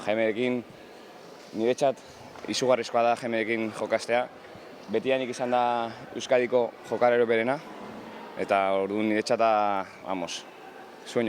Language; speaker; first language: Basque; non-native, local second language; Spanish